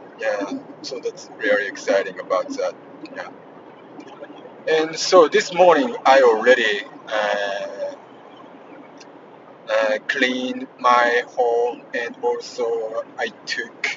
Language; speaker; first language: English; non-native, learner; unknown